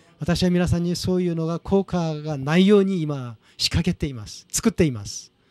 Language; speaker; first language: Japanese; non-native, fluent; Korean